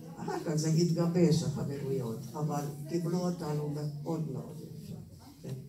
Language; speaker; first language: Hebrew; non-native, fluent; Hungarian